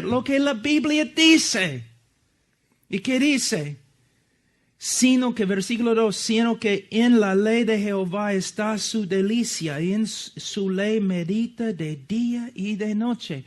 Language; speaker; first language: Spanish; non-native, fluent; English